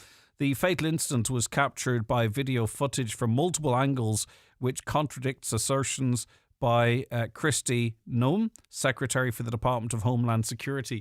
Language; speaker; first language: English; native; English